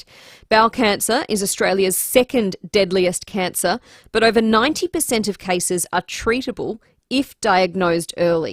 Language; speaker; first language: English; native; English